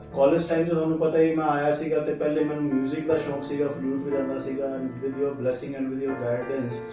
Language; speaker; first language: Punjabi; non-native, local second language; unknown